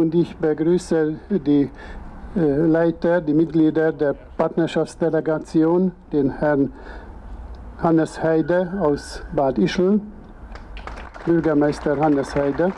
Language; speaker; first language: German; non-native, fluent; Hungarian